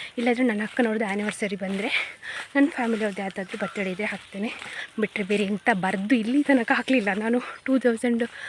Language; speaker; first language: Kannada; native; Kannada